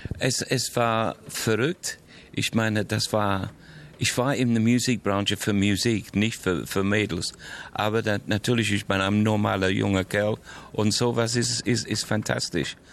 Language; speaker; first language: German; non-native, fluent; English